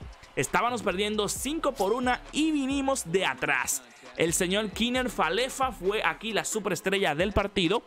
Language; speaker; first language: Spanish; native; Spanish